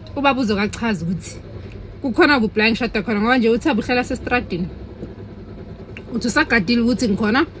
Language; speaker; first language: Zulu; non-native, local second language; Southern Sotho